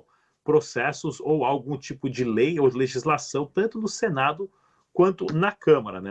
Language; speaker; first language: Portuguese; native; Portuguese